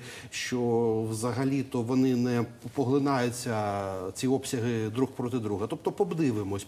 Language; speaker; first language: Ukrainian; native; Ukrainian